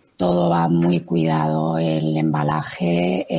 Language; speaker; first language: Spanish; native; Spanish